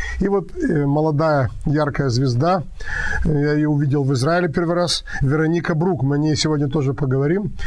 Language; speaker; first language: Russian; native; Russian